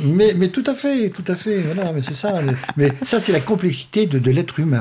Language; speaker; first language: French; native; French